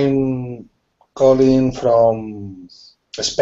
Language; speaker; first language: English; non-native, learner; Spanish